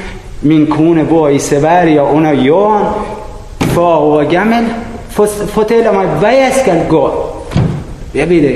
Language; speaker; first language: Danish; non-native, learner; Persian